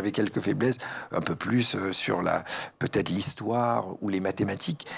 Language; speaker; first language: French; early bilingual, other home language; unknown